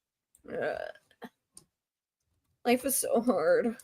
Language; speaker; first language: English; native; English